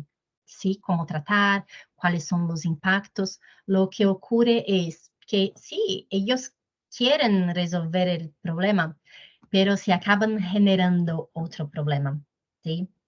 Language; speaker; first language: Spanish; non-native, fluent; Portuguese